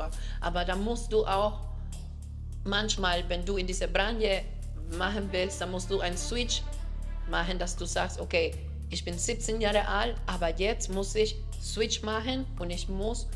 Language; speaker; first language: German; non-native, fluent; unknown